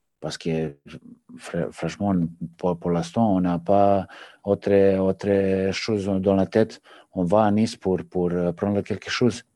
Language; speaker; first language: French; non-native, learner; Serbian